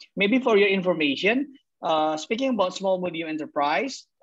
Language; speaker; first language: English; non-native, fluent; Indonesian